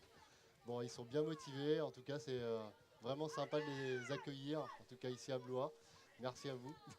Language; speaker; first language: French; native; French